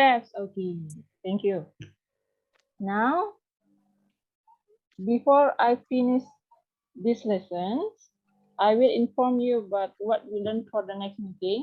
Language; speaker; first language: English; non-native, learner; Indonesian